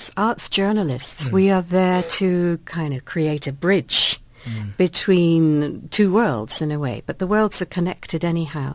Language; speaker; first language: English; native; English